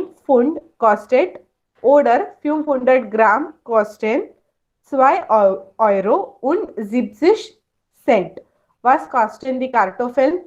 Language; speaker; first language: German; non-native, fluent; Hindi